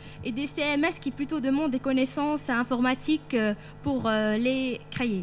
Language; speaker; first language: French; non-native, local second language; Arabic